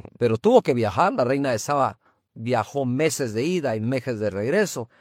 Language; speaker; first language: Spanish; native; Spanish